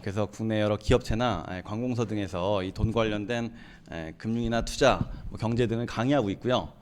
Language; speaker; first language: Korean; native; Korean